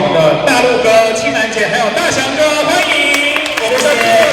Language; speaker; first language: Chinese; native; Chinese